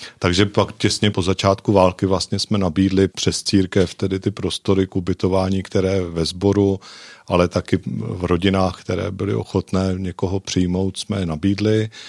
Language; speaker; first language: Czech; native; Czech